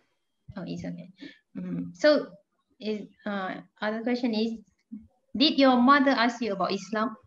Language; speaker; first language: English; non-native, fluent; Malay